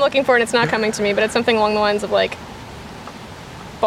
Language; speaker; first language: English; native; English